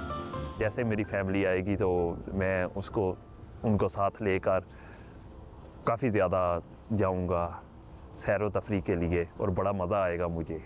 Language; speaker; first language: Hindi; non-native, local second language; Punjabi